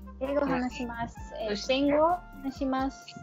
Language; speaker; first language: Japanese; non-native, learner; English